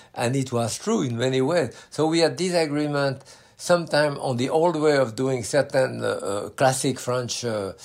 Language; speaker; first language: English; non-native, fluent; French